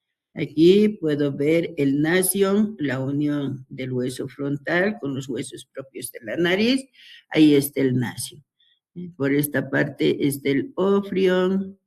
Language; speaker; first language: Spanish; native; Spanish